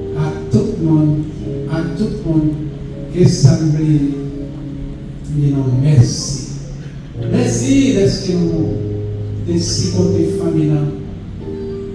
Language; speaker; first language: French; non-native, local second language; Haitian Creole